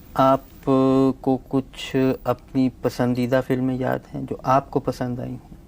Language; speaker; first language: Hindi; native; Hindi